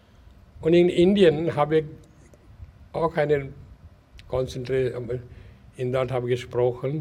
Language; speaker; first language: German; non-native, learner; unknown